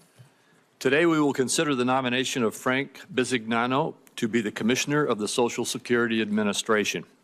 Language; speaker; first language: English; native; English